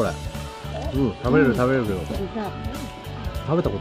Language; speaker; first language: Japanese; native; Japanese